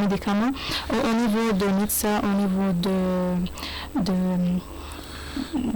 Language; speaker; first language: French; non-native, learner; Arabic